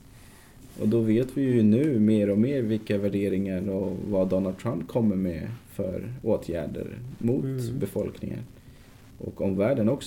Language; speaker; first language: Swedish; native; Swedish